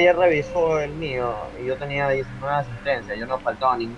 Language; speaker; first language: Spanish; native; Spanish